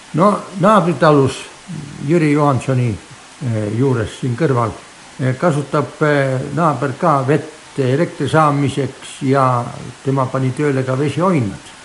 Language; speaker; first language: Estonian; native; Estonian